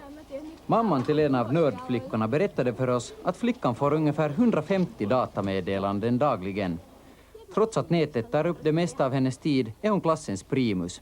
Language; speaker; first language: Swedish; native; Swedish